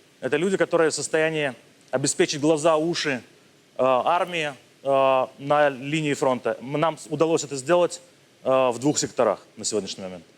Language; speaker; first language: Russian; native; Russian